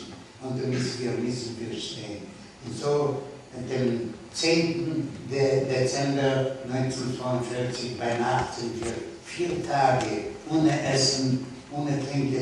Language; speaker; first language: German; non-native, learner; Yiddish